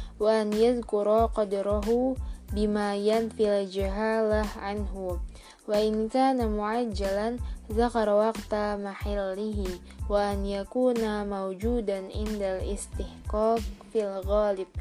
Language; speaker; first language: Arabic; non-native, fluent; Indonesian